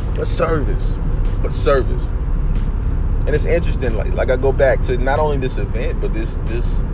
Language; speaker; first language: English; native; English